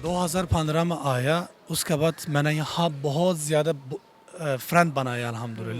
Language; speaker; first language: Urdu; non-native, learner; Turkish